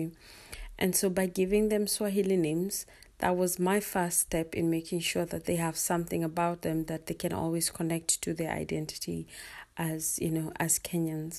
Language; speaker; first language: English; non-native, local second language; Kikuyu